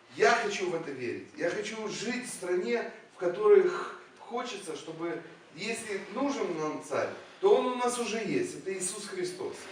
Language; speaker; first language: Russian; non-native, local second language; Ukrainian